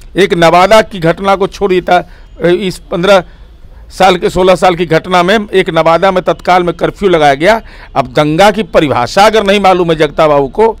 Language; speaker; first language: Hindi; native; Hindi